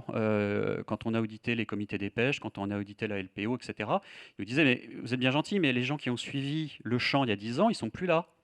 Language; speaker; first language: French; native; French